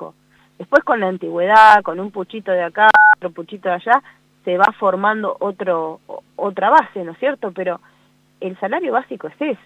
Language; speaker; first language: Spanish; native; Spanish